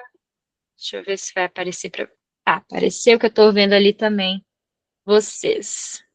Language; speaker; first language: Portuguese; native; Portuguese